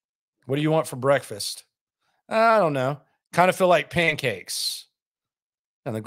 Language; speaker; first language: English; native; English